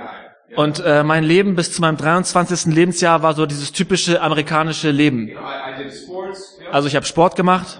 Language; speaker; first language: German; native; German